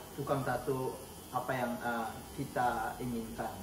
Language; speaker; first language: Indonesian; non-native, local second language; Balinese